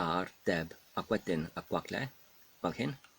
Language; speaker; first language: Welsh; non-native, learner; Polish